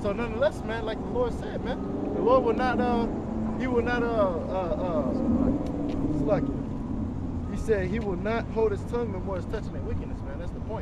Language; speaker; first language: English; native; English